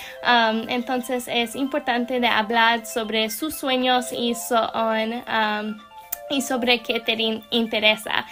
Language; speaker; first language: Spanish; non-native, learner; English